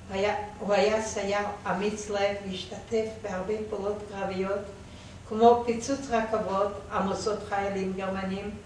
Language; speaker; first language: Hebrew; non-native, fluent; Yiddish